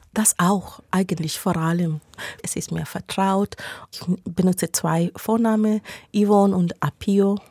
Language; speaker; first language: German; non-native, fluent; Swahili